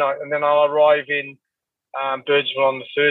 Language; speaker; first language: English; native; English